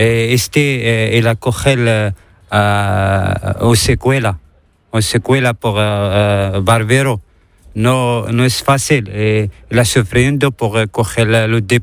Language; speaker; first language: Spanish; non-native, learner; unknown